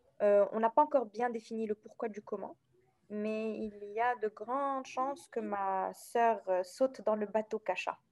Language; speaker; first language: French; non-native, local second language; Arabic